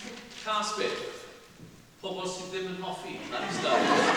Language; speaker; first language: Welsh; native; Welsh